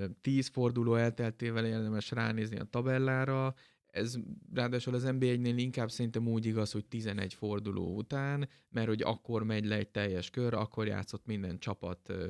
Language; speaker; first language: Hungarian; native; Hungarian